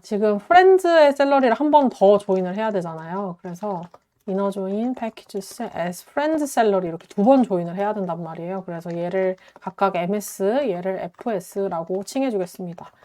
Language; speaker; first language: Korean; native; Korean